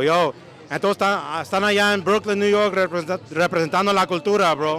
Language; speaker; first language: Spanish; early bilingual, heritage; Spanish